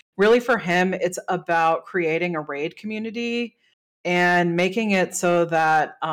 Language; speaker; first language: English; native; English